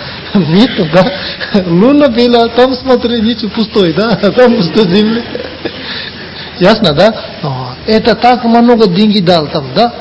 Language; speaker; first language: Russian; non-native, learner; Tibetan